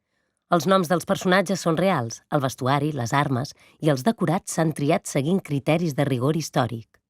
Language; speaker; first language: Catalan; native; Catalan